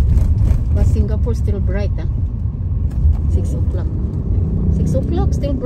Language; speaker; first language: English; non-native, local second language; Filipino